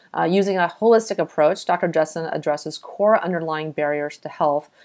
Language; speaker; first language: English; native; English